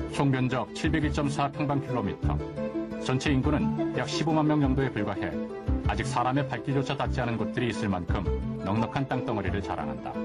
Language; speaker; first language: Korean; native; Korean